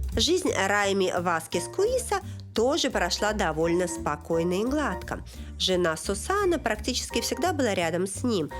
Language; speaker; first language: Russian; native; Russian